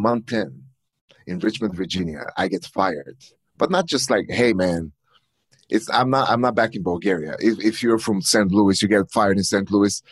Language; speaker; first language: English; non-native, fluent; Bulgarian